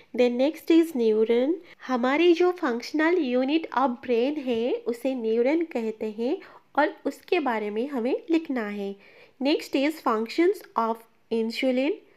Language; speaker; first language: Hindi; non-native, local second language; Bangla